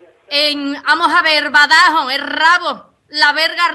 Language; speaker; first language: Spanish; native; Spanish